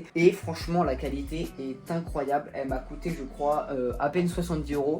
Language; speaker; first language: French; native; French